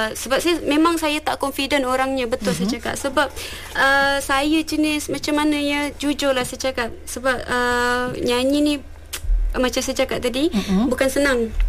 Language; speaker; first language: Malay; non-native, local second language; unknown